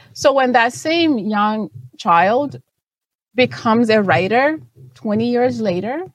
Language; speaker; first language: English; non-native, local second language; Shona